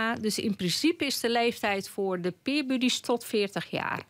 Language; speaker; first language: Dutch; native; Dutch